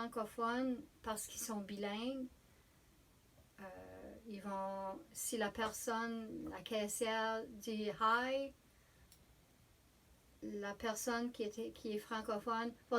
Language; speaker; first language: French; native; French